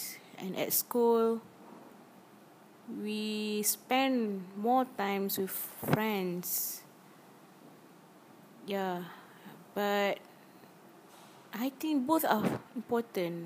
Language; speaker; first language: English; non-native, learner; Malay